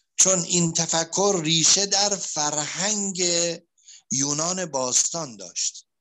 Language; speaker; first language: Persian; native; Persian